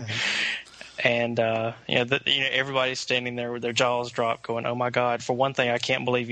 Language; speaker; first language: English; native; English